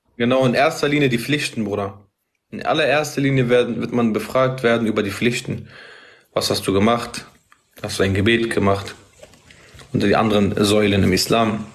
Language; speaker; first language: German; early bilingual, other home language; Arabic